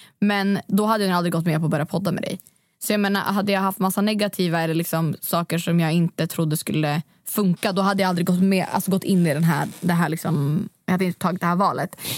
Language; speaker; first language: Swedish; native; Swedish